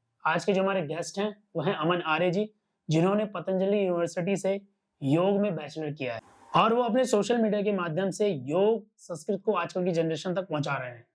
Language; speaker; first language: Hindi; native; Hindi